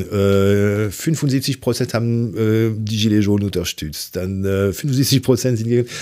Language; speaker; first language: German; non-native, fluent; French